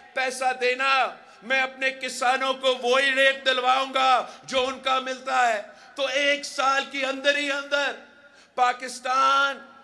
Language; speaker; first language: Urdu; early bilingual, heritage; Urdu